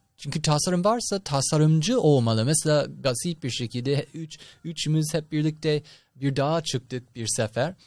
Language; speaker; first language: Turkish; non-native, fluent; English